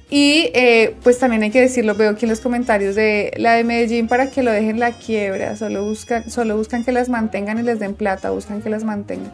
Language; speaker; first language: Spanish; native; Spanish